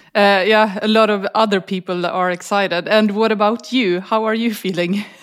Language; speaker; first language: English; non-native, fluent; Swedish